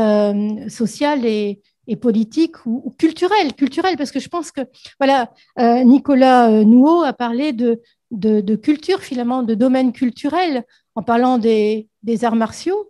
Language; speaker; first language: French; native; French